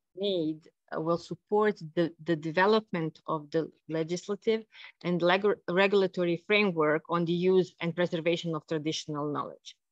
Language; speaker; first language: English; non-native, fluent; Bosnian